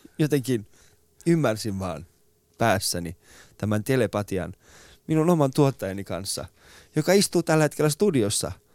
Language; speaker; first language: Finnish; early bilingual, other home language; Persian